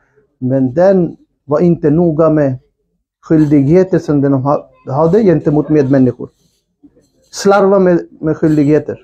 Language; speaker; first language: Swedish; non-native, fluent; Urdu